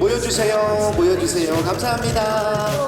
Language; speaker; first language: Korean; native; Korean